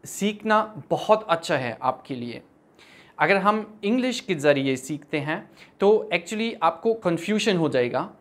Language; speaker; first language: Hindi; non-native, fluent; German